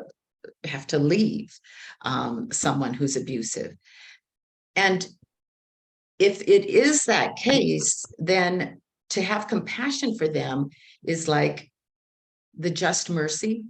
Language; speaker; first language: English; native; English